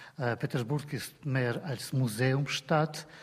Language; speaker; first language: German; non-native, learner; Russian